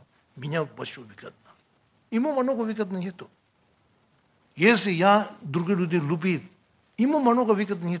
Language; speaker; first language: Russian; non-native, learner; Tibetan